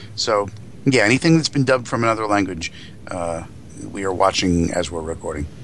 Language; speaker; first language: English; native; English